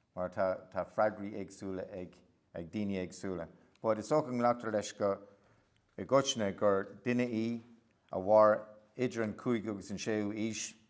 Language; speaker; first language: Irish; non-native, local second language; English